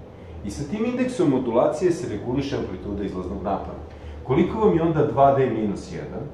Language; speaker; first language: Serbian; native; Serbian